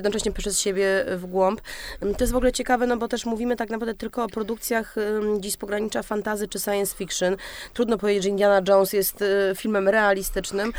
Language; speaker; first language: Polish; native; Polish